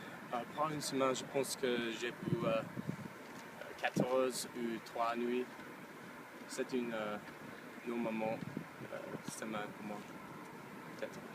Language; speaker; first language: French; non-native, learner; English